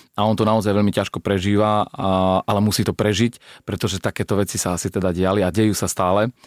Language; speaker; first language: Slovak; non-native, local second language; Rusyn